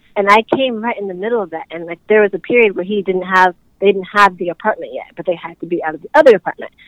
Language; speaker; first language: English; native; English